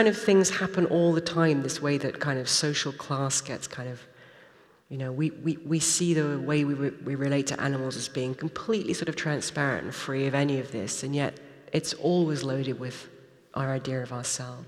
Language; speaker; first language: English; native; English